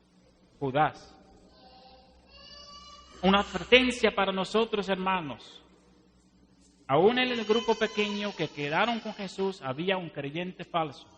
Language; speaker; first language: Spanish; non-native, fluent; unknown